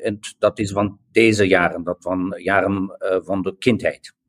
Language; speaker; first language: Dutch; non-native, learner; German